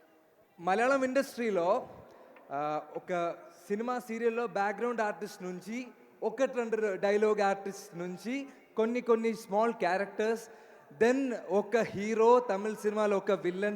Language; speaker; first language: Telugu; non-native, learner; Malayalam